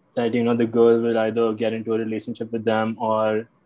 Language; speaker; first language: English; non-native, local second language; Hindi